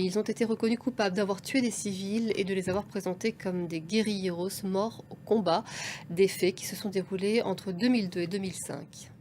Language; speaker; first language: French; native; French